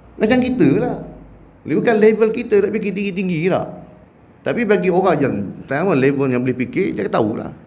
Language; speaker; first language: Malay; native; Malay